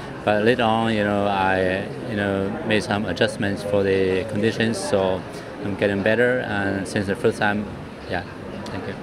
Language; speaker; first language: English; non-native, fluent; Chinese